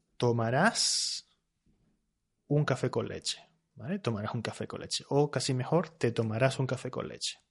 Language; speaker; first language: Spanish; native; Spanish